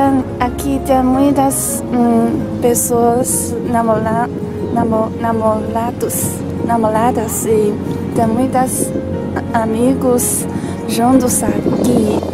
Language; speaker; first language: Portuguese; non-native, learner; Chinese